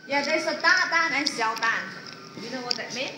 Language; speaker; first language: English; non-native, fluent; Chinese